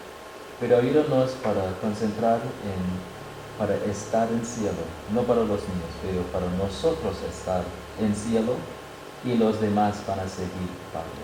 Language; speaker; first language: Spanish; non-native, fluent; English